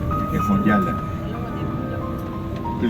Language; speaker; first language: French; non-native, fluent; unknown